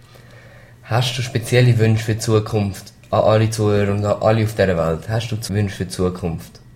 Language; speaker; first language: German; native; German